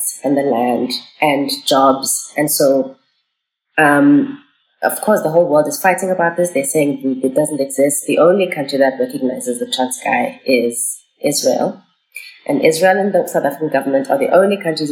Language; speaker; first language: English; non-native, local second language; Xhosa